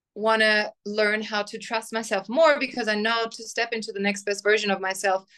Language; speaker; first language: English; non-native, fluent; German